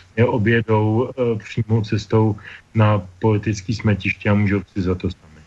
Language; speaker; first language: Czech; native; Czech